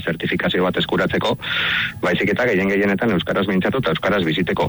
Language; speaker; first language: Basque; non-native, local second language; Spanish